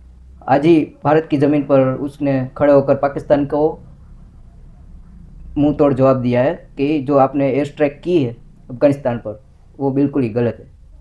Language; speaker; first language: Hindi; non-native, local second language; Gujarati